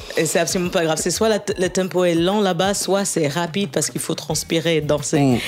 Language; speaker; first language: French; early bilingual, other home language; English